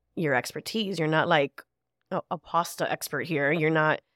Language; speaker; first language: English; early bilingual, other home language; Spanish